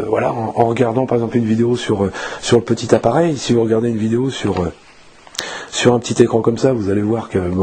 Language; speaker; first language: French; native; French